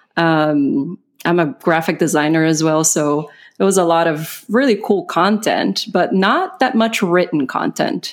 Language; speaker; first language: English; non-native, fluent; Portuguese